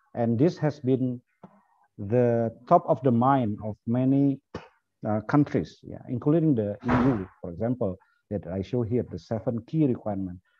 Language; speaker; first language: English; non-native, fluent; Indonesian